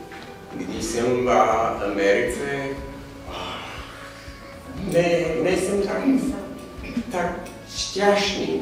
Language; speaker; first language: Czech; non-native, learner; English